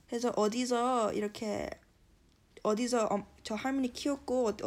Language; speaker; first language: Korean; early bilingual, heritage; Korean